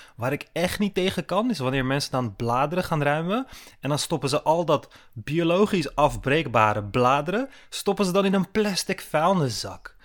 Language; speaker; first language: Dutch; early bilingual, other home language; Turkish